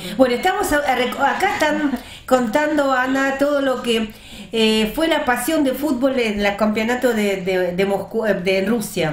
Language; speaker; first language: Spanish; early bilingual, heritage; Russian